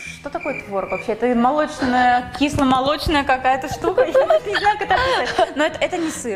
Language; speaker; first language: Russian; native; Russian